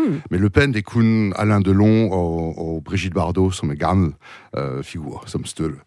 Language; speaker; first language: Danish; non-native, learner; French